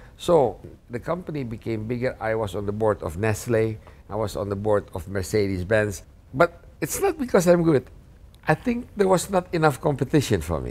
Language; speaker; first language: English; non-native, fluent; Indonesian